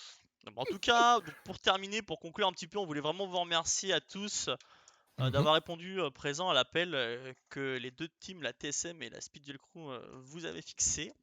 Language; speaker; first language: French; native; French